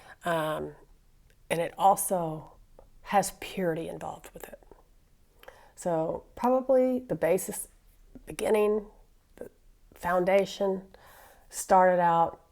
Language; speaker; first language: English; native; English